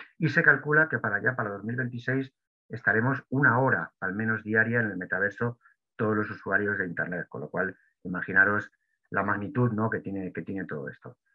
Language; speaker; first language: Spanish; native; Spanish